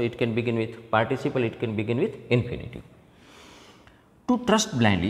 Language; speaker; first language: English; non-native, local second language; Gujarati